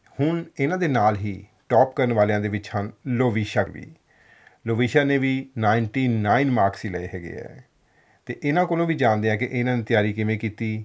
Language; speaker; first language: Punjabi; native; Punjabi